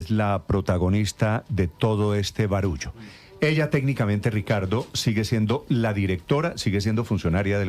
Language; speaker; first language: Spanish; native; Spanish